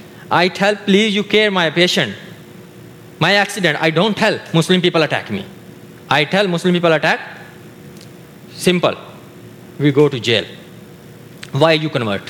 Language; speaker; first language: English; non-native, learner; Urdu